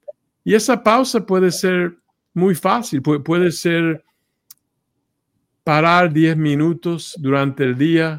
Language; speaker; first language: Spanish; early bilingual, heritage; Spanish